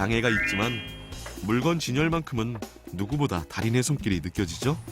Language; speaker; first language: Korean; native; Korean